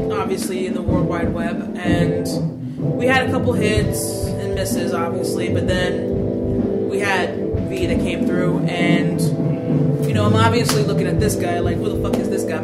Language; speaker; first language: English; native; English